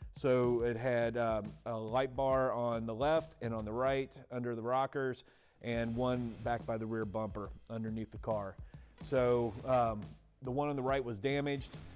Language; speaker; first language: English; native; English